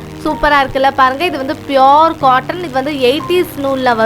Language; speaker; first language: Tamil; native; Tamil